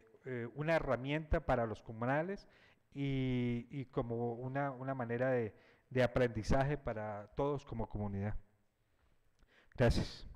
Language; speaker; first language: Spanish; native; Spanish